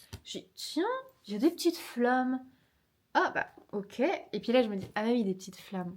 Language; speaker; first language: French; native; French